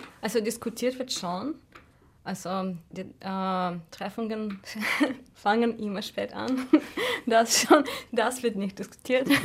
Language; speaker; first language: German; non-native, fluent; Russian